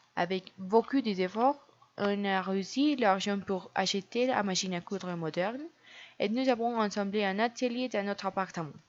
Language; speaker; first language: French; non-native, learner; Spanish